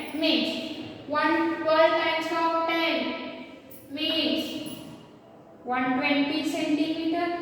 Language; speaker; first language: English; non-native, local second language; Kannada